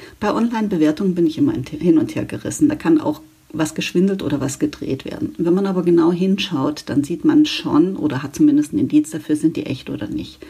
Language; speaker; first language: German; native; German